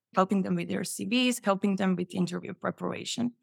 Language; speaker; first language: English; non-native, fluent; Croatian